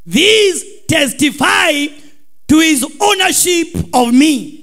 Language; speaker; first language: English; non-native, local second language; Swahili